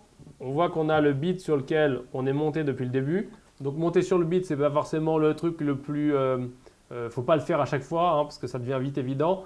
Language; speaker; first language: French; native; French